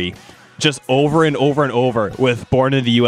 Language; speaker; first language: English; native; English